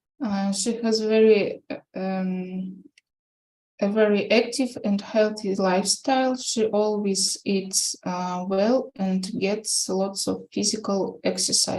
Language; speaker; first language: English; non-native, learner; Russian